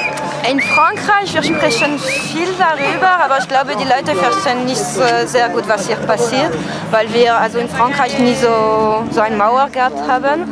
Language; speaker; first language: German; non-native, fluent; French